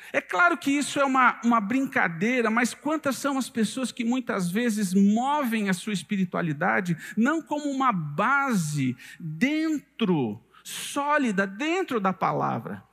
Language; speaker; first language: Portuguese; native; Portuguese